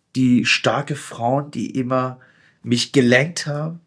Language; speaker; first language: German; non-native, fluent; Persian